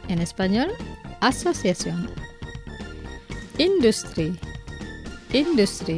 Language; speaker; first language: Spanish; non-native, fluent; Indonesian